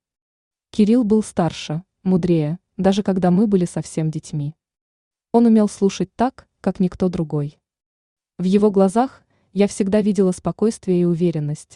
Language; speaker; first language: Russian; native; Russian